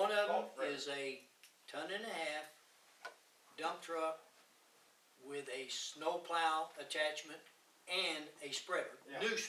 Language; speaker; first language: English; native; English